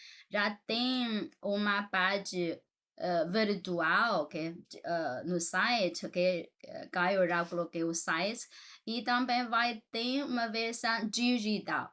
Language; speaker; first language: Portuguese; non-native, fluent; Chinese